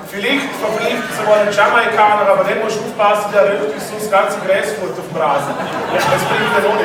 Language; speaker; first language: German; native; German